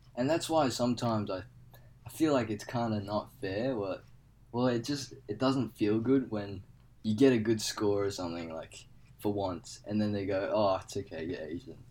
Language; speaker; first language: English; non-native, local second language; Cantonese